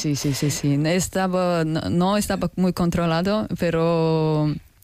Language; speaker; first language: Spanish; non-native, fluent; Russian